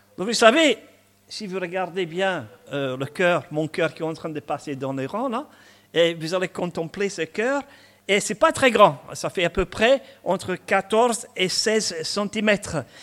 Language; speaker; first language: French; non-native, fluent; English